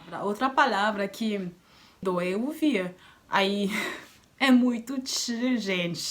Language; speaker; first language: Portuguese; non-native, fluent; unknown